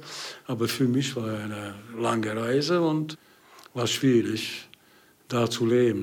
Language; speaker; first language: German; non-native, learner; Hungarian